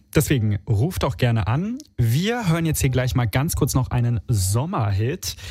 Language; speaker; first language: German; early bilingual, other home language; Italian